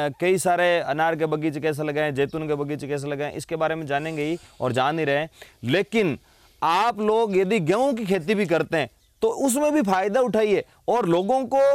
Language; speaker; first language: Hindi; native; Hindi